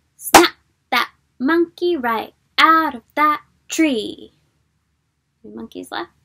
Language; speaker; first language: English; native; English